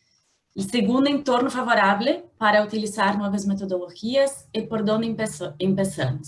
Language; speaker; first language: Spanish; non-native, learner; Portuguese